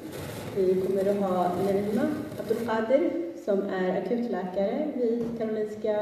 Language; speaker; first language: Swedish; early bilingual, other home language; Somali